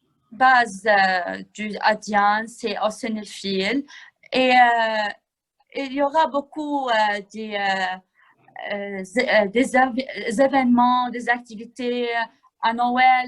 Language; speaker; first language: French; non-native, fluent; Arabic